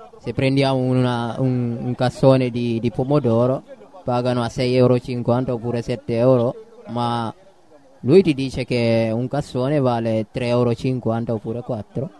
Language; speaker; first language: Italian; non-native, fluent; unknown